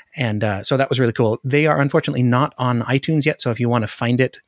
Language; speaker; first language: English; native; English